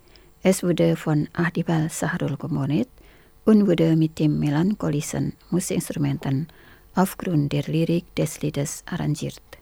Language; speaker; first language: German; non-native, fluent; Indonesian